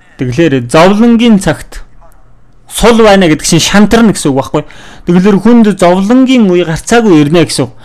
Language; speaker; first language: Mongolian; non-native, fluent; Korean